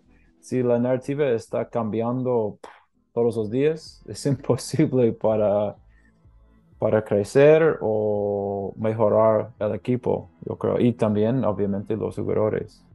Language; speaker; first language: Spanish; non-native, learner; English